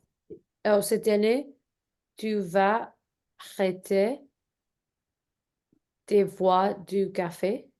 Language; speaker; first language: French; non-native, learner; Spanish